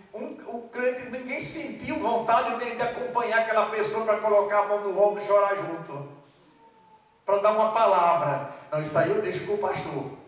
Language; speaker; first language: Portuguese; non-native, fluent; Malagasy